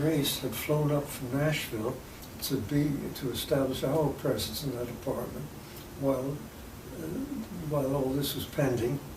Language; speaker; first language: English; native; English